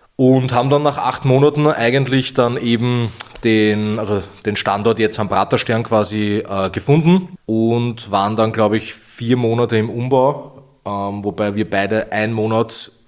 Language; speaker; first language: German; native; German